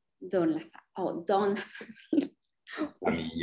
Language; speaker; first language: French; non-native, learner; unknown